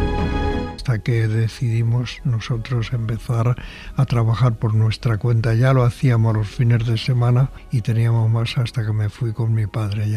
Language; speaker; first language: Spanish; native; Spanish